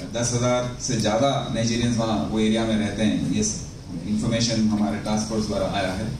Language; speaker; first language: Hindi; non-native, local second language; Telugu